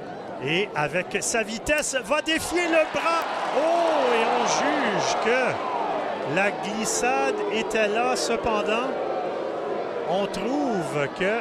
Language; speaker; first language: French; native; French